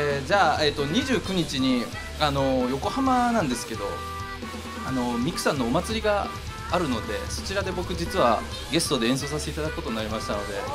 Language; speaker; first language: Japanese; native; Japanese